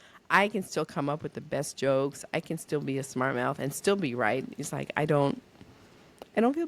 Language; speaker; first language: English; early bilingual, other home language; Spanish